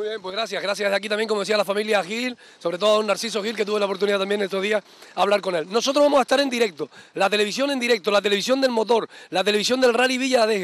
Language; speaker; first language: Spanish; native; Spanish